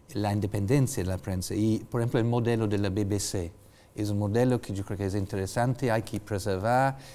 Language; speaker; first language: Spanish; non-native, fluent; English